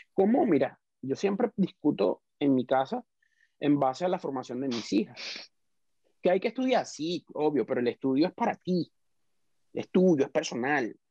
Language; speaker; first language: Spanish; native; Spanish